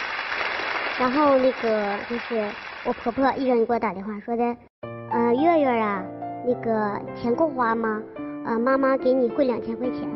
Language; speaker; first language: Chinese; native; Chinese